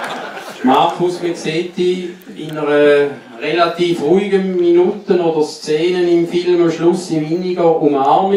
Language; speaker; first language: German; native; German